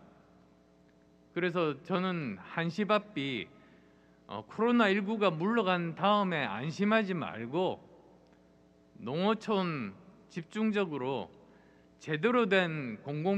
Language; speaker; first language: Korean; native; Korean